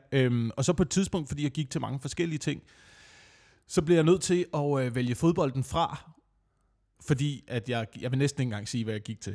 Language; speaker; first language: Danish; native; Danish